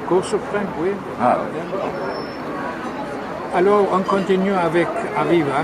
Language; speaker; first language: French; non-native, fluent; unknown